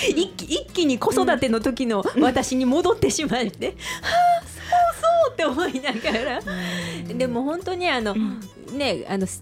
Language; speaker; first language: Japanese; native; Japanese